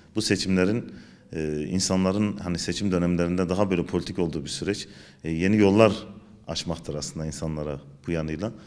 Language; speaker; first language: Turkish; non-native, local second language; Zaza